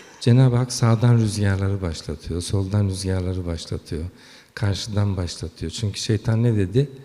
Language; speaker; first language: Turkish; early bilingual, heritage; Turkish